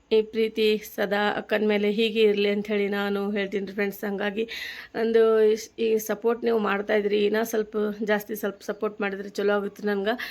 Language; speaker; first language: Kannada; native; Kannada